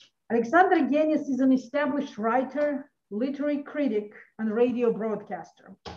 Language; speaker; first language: English; early bilingual, other home language; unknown